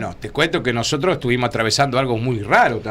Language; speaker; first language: Spanish; native; Spanish